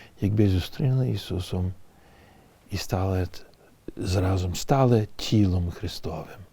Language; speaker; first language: Ukrainian; early bilingual, heritage; English